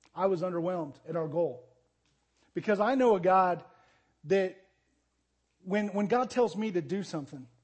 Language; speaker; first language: English; native; English